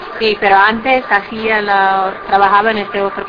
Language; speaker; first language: Spanish; non-native, fluent; English